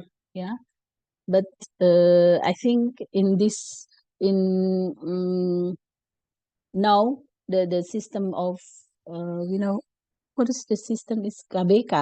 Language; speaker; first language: English; non-native, learner; Indonesian